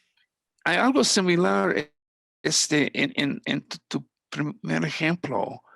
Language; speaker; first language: Spanish; non-native, fluent; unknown